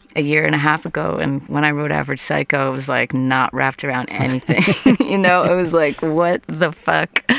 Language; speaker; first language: English; native; English